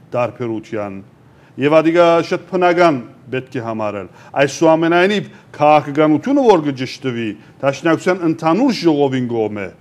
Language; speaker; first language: Armenian; early bilingual, heritage; Armenian